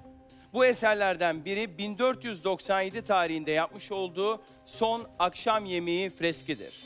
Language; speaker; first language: Turkish; native; Turkish